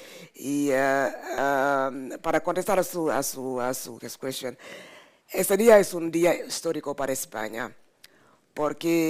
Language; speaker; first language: Spanish; non-native, fluent; French